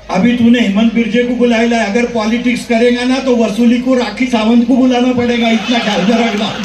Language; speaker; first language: Hindi; non-native, local second language; Marathi